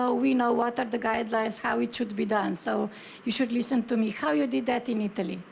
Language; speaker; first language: English; non-native, fluent; Slovenian